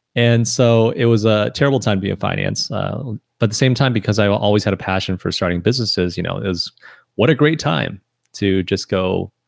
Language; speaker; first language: English; early bilingual, other home language; Chinese